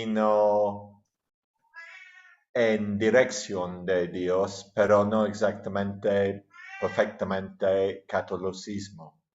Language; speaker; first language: Spanish; non-native, learner; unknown